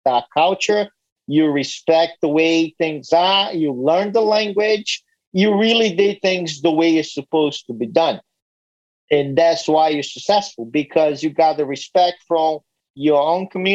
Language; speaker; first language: English; non-native, fluent; Portuguese